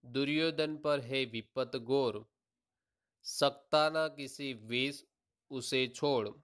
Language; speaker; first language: Hindi; non-native, local second language; Gujarati